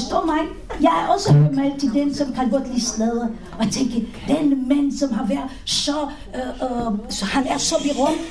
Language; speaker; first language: Danish; non-native, fluent; Hebrew